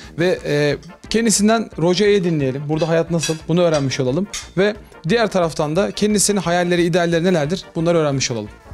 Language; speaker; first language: Turkish; native; Turkish